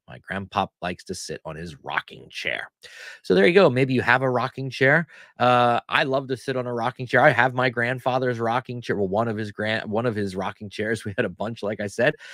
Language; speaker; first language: English; native; English